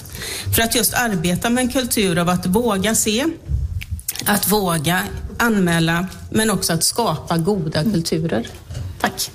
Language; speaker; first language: Swedish; native; Swedish